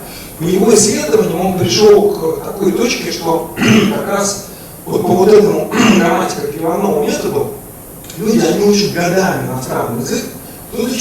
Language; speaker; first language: Russian; native; Russian